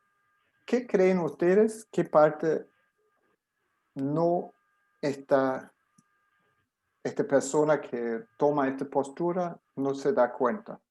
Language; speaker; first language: Spanish; non-native, fluent; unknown